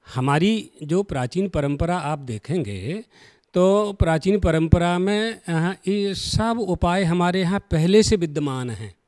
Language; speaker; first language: Hindi; native; Hindi